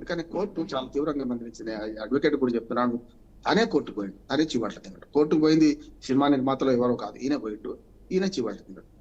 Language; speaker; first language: Telugu; native; Telugu